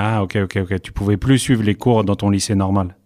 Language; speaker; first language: French; native; French